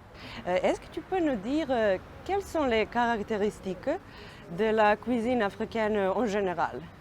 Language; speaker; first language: French; non-native, learner; Serbian